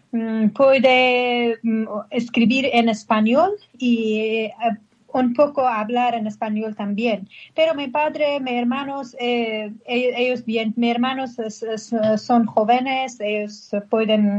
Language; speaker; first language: Spanish; non-native, learner; Persian